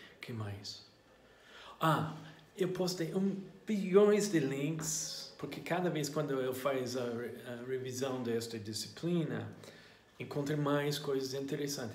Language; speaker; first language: Portuguese; non-native, learner; English